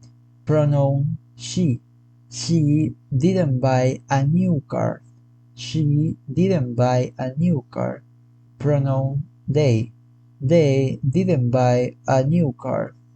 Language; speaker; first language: English; non-native, fluent; Spanish